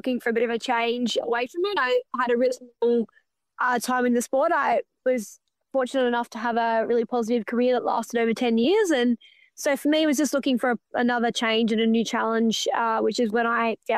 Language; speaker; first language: English; native; English